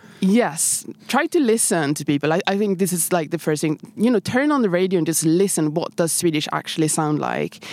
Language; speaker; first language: English; non-native, fluent; Swedish